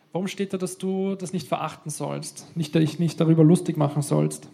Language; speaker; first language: German; native; German